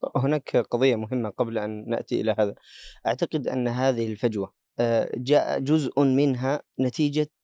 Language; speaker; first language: Arabic; native; Arabic